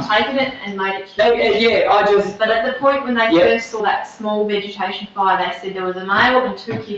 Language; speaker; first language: English; native; English